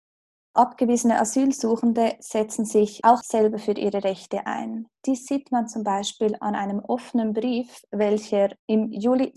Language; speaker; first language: German; native; German